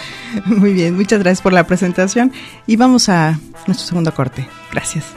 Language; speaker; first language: Spanish; native; Spanish